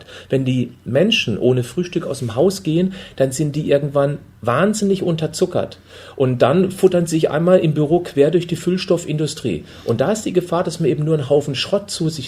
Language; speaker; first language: German; native; German